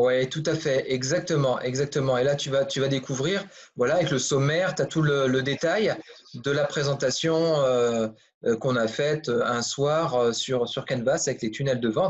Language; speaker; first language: French; native; French